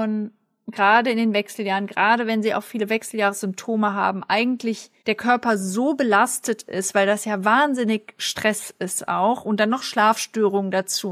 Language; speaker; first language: German; native; German